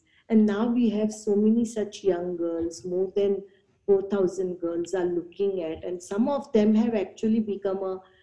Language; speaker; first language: English; non-native, local second language; Gujarati